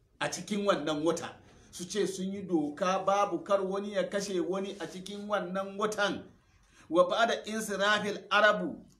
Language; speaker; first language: Hausa; non-native, local second language; Fula